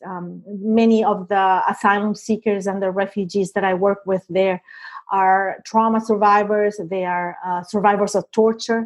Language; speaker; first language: English; non-native, fluent; Spanish